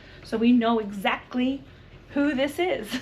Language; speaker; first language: English; native; English